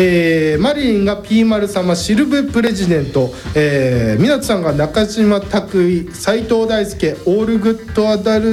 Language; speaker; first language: Japanese; native; Japanese